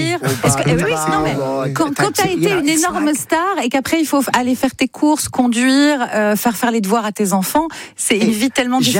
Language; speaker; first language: French; native; French